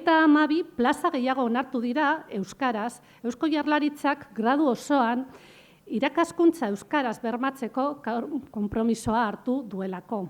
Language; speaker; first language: Basque; native; Basque